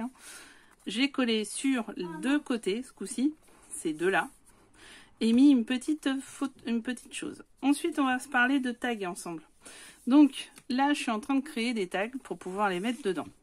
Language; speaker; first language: French; native; French